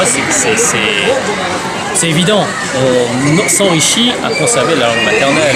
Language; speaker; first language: French; native; French